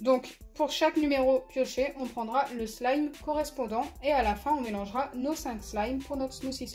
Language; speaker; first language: French; native; French